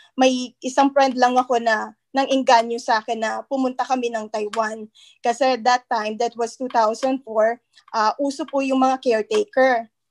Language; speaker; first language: Filipino; native; Filipino